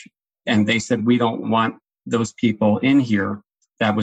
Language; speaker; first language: English; native; English